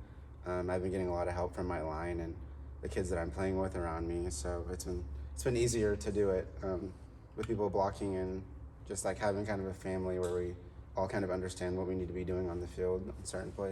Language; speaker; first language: English; native; English